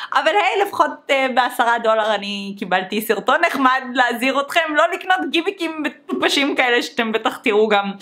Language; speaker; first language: Hebrew; native; Hebrew